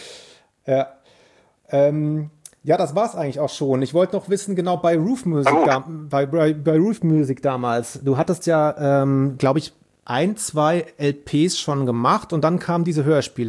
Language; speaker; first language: German; native; German